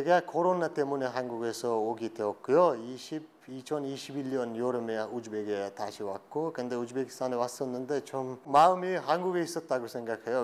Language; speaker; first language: Korean; non-native, fluent; Uzbek